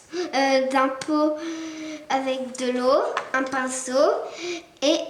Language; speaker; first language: French; native; French